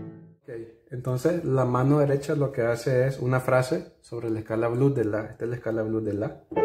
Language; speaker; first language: Spanish; native; Spanish